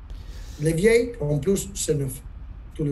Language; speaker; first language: French; non-native, learner; Italian